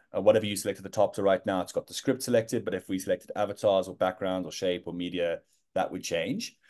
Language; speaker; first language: English; native; English